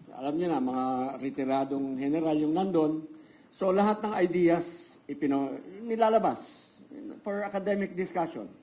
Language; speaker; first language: Filipino; native; Filipino